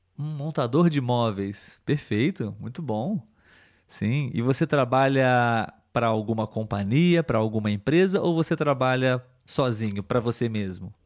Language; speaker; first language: Portuguese; native; Portuguese